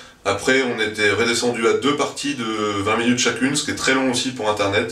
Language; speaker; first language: French; native; French